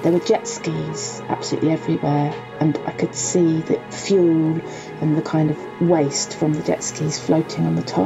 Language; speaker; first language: English; native; English